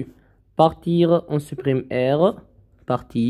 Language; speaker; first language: French; non-native, learner; Arabic